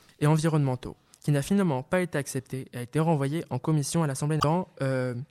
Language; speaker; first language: French; native; French